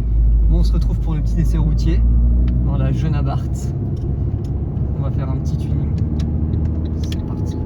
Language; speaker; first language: French; native; French